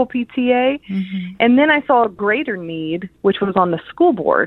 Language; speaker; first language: English; native; English